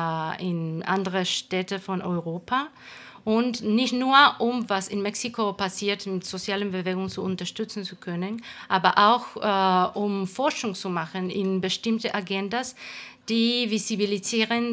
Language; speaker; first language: German; non-native, fluent; Spanish